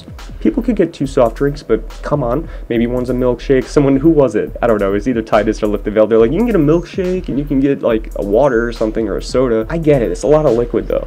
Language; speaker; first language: English; native; English